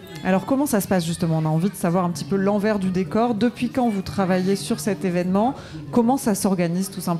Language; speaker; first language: French; native; French